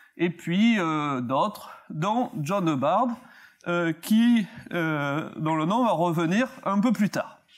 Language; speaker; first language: French; native; French